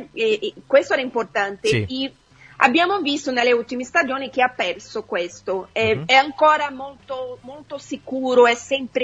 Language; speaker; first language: Italian; non-native, fluent; Portuguese